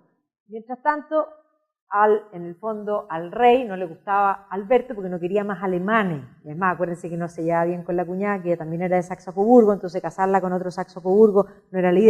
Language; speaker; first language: Spanish; native; Spanish